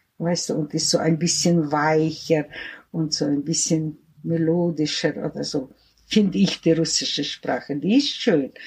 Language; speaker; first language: German; early bilingual, heritage; German